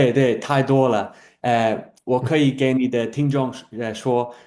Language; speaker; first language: Chinese; non-native, fluent; English